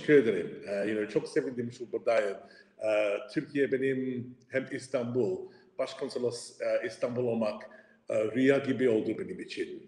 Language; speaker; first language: Turkish; early bilingual, heritage; English